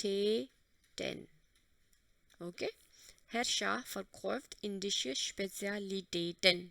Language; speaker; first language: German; non-native, fluent; Hindi